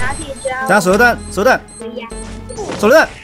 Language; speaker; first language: Chinese; native; Chinese